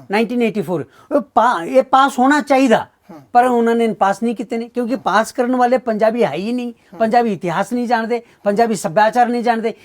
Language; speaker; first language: Punjabi; non-native, fluent; Marathi